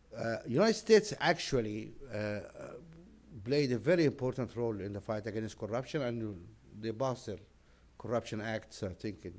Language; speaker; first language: English; non-native, fluent; Arabic